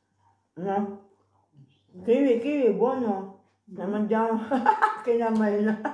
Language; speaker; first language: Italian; non-native, learner; Filipino